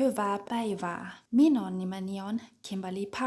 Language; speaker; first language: Finnish; non-native, fluent; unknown